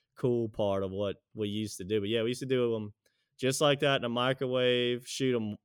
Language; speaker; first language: English; native; English